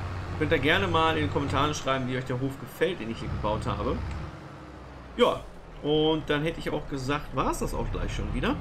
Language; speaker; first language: German; native; German